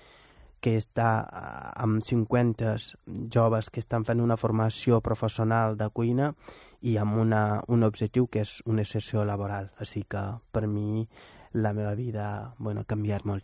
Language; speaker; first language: Catalan; non-native, fluent; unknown